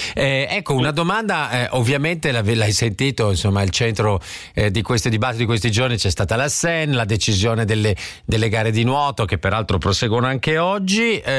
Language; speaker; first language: Italian; native; Italian